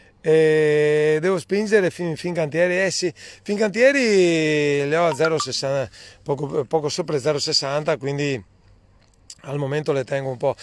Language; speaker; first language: Italian; native; Italian